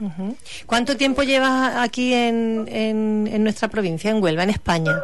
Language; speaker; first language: Spanish; native; Spanish